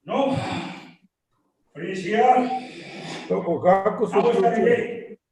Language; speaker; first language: English; non-native, learner; Spanish